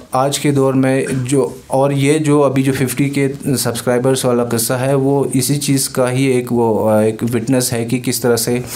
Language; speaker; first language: Hindi; non-native, local second language; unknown